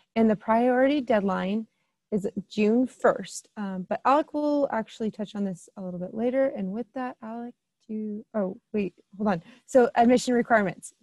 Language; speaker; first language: English; native; English